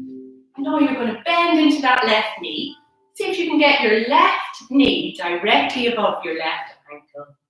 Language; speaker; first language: English; native; English